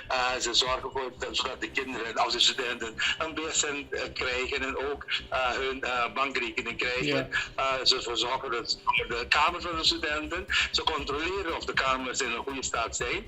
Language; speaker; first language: Dutch; non-native, local second language; Papiamento